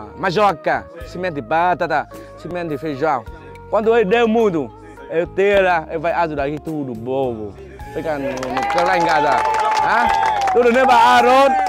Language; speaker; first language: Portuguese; non-native, learner; Vietnamese